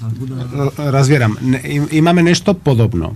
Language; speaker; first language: Bulgarian; non-native, learner; Spanish